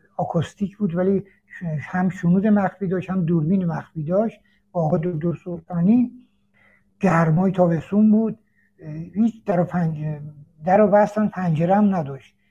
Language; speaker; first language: Persian; native; Persian